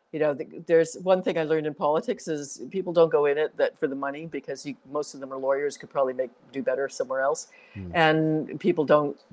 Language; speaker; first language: English; native; English